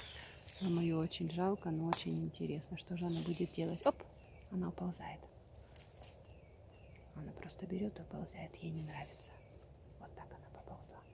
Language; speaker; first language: Russian; native; Russian